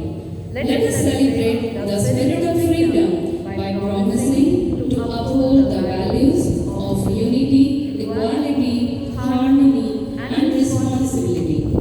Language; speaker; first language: English; non-native, local second language; Marathi